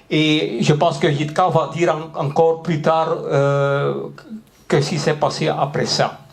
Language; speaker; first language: French; non-native, local second language; Dutch